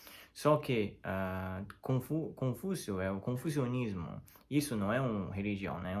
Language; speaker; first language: Portuguese; non-native, learner; Chinese